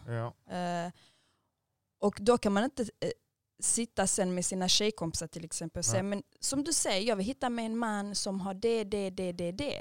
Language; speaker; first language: Swedish; early bilingual, other home language; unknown